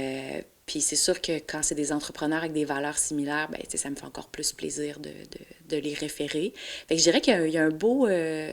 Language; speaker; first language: French; native; French